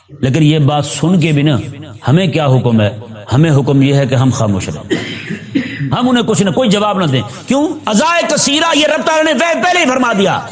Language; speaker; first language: Urdu; non-native, local second language; Punjabi